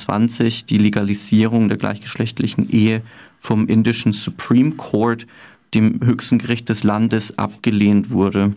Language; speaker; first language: German; native; German